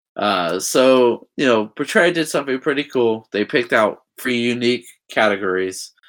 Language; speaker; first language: English; native; English